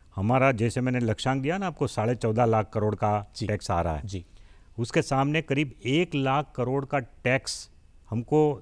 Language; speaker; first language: Hindi; non-native, local second language; Gujarati